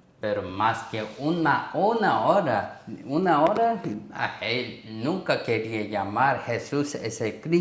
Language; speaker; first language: Spanish; non-native, learner; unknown